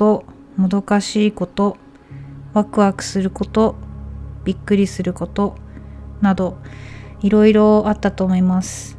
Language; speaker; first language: Japanese; native; Japanese